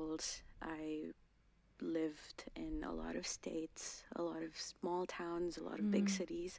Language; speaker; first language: English; non-native, local second language; Garhwali